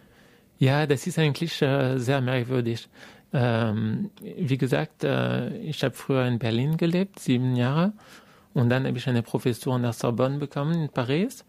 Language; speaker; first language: German; non-native, fluent; French